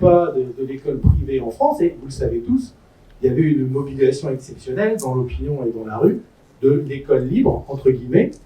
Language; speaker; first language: French; native; French